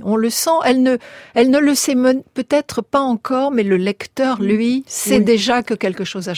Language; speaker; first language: French; native; French